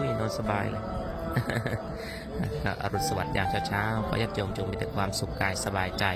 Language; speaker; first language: Thai; native; Thai